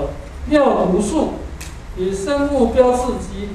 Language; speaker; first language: Chinese; native; Chinese